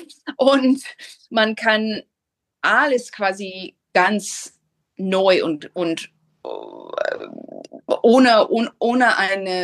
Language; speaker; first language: German; non-native, fluent; English